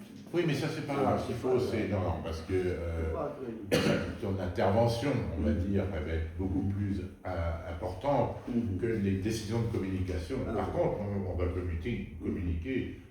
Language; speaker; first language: French; native; French